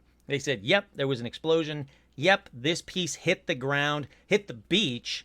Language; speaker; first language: English; native; English